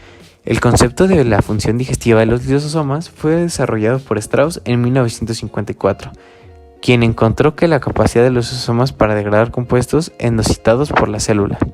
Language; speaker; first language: Spanish; native; Spanish